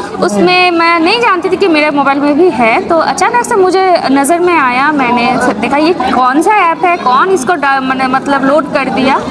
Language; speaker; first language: Hindi; non-native, local second language; Bangla